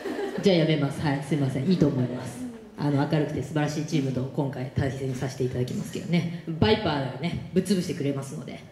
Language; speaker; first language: Japanese; native; Japanese